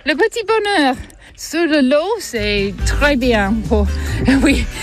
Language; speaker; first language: French; non-native, learner; English